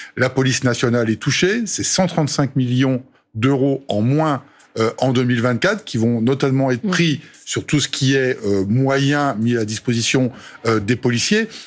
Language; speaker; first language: French; native; French